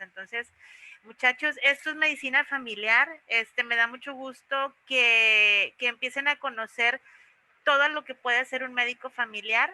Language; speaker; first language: Spanish; native; Spanish